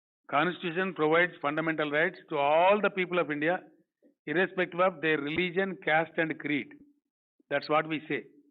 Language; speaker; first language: English; non-native, local second language; Telugu